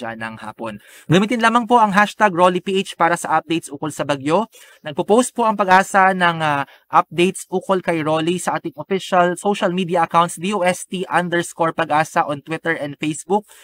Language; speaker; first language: Filipino; non-native, local second language; Bikol